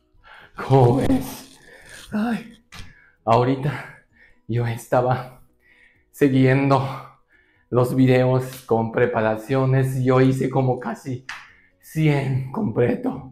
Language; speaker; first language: Spanish; non-native, learner; Japanese